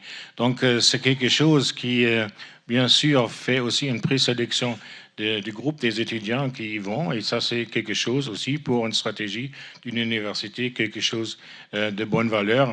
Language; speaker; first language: French; non-native, fluent; German